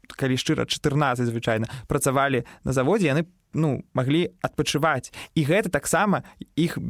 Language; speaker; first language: Belarusian; non-native, local second language; Russian